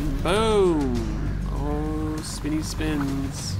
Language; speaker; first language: English; native; English